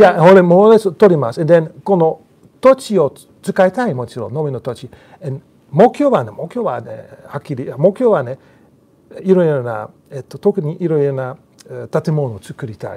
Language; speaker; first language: Japanese; non-native, learner; Dutch